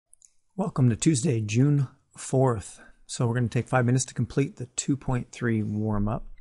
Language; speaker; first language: English; native; English